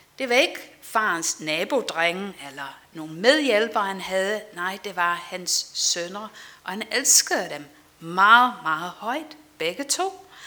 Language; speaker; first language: Danish; non-native, fluent; Dutch